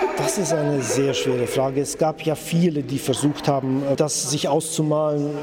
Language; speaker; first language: German; native; German